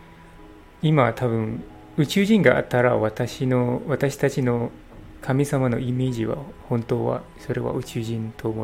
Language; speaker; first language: Japanese; non-native, learner; English